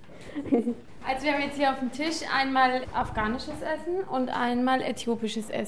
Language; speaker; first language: German; native; German